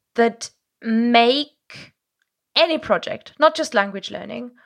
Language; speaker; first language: English; non-native, fluent; German